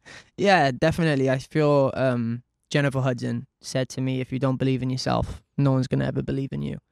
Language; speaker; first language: English; native; English